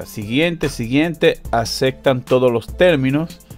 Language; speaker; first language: Spanish; native; Spanish